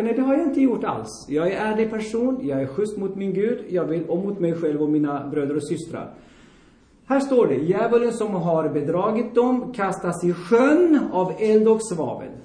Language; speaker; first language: Swedish; non-native, fluent; Armenian